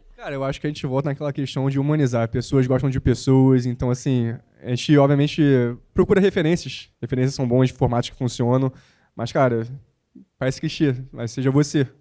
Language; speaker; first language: Portuguese; native; Portuguese